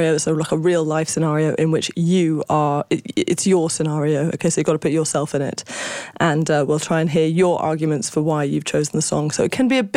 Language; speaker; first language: English; native; English